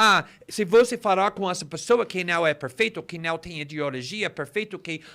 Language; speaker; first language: Portuguese; non-native, fluent; English